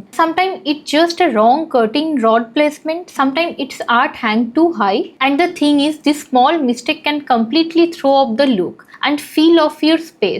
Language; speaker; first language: English; non-native, local second language; Hindi